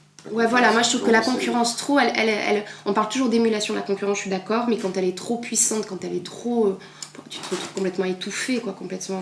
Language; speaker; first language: French; native; French